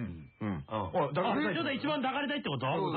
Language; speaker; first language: Japanese; native; Japanese